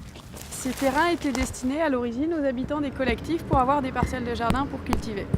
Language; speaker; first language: French; native; French